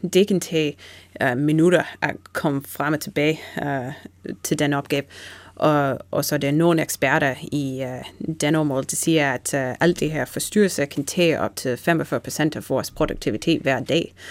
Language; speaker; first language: Danish; non-native, fluent; English